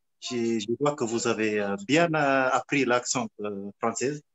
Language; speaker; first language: French; non-native, fluent; Fijian